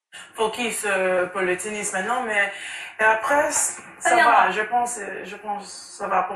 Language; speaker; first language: French; non-native, learner; English